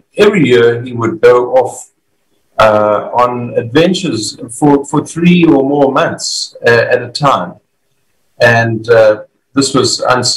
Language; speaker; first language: English; native; English